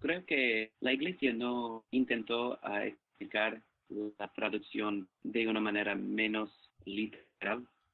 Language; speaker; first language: Spanish; non-native, fluent; English